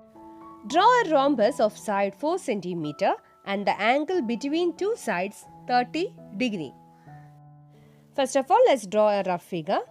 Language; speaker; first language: English; non-native, local second language; Malayalam